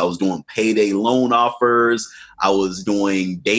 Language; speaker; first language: English; native; English